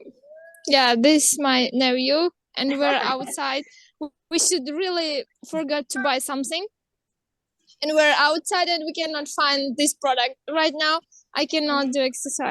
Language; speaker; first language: English; non-native, fluent; Uzbek